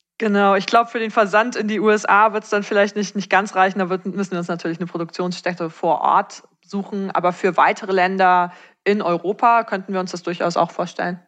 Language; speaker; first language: German; native; German